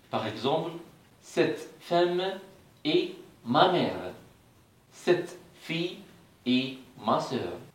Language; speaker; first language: French; non-native, fluent; Arabic